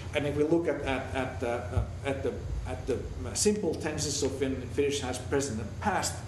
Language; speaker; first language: English; non-native, fluent; Finnish